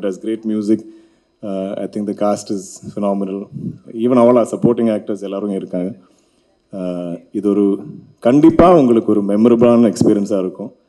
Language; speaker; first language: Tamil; non-native, local second language; Malayalam